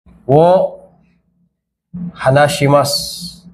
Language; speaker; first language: Japanese; non-native, fluent; Filipino